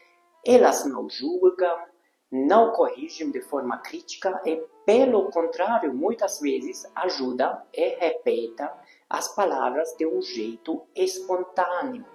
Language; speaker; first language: Portuguese; non-native, fluent; Hungarian